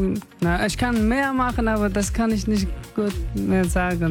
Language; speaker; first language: German; non-native, learner; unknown